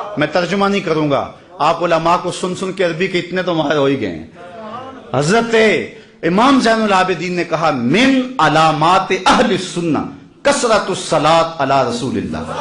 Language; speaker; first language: Urdu; non-native, local second language; Punjabi